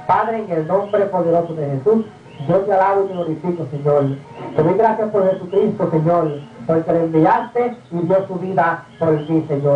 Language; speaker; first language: Spanish; native; Spanish